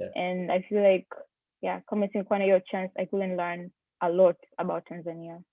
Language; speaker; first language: English; non-native, local second language; Swahili